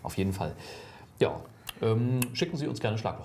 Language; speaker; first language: German; native; German